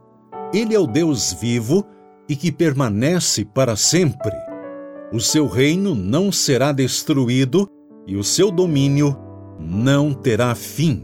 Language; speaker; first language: Portuguese; native; Portuguese